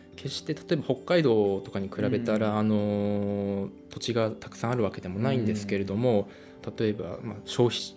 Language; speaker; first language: Japanese; native; Japanese